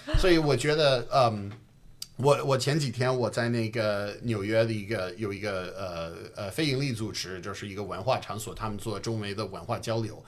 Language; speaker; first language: Chinese; non-native, fluent; English